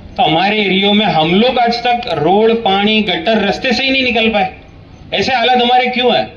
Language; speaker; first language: Hindi; non-native, local second language; Gujarati